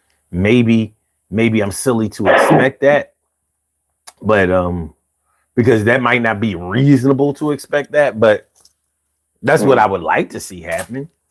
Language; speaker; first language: English; native; English